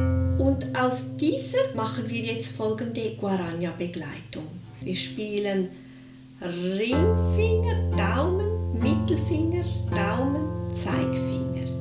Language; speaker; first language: German; native; German